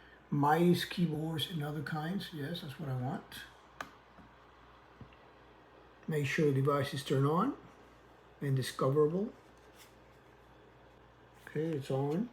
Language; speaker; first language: English; native; English